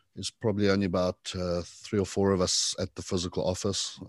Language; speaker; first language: English; native; English